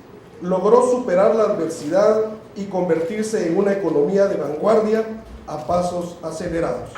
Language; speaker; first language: Spanish; native; Spanish